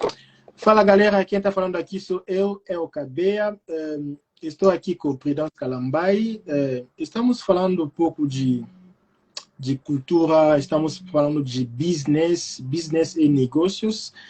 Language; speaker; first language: Portuguese; non-native, fluent; Lingala